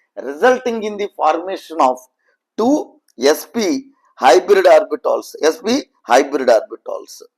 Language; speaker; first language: English; non-native, local second language; Telugu